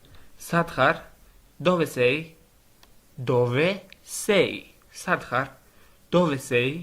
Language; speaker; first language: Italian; non-native, learner; Georgian